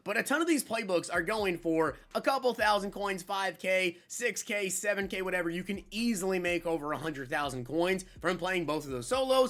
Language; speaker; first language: English; native; English